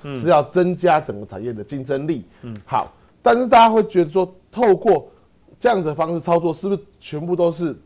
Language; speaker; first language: Chinese; native; Chinese